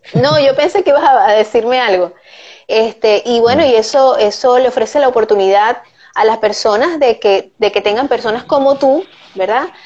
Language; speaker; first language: Spanish; native; Spanish